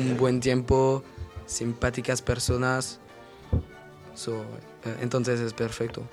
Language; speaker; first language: Spanish; non-native, learner; French